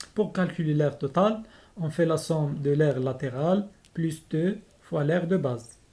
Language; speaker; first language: French; non-native, local second language; Arabic